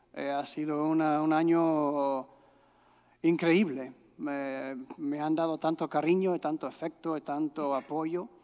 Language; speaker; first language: Spanish; non-native, fluent; English